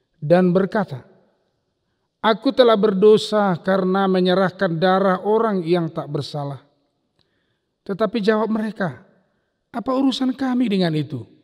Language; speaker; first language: Indonesian; non-native, local second language; Batak Toba